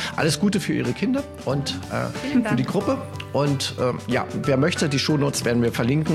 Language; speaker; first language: German; native; German